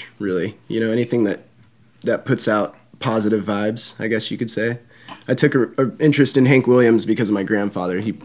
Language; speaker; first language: English; native; English